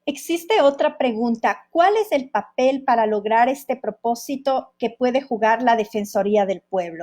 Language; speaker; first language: Spanish; native; Spanish